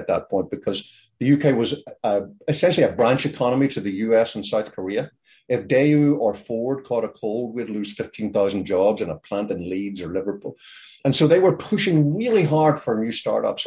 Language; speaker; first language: English; native; English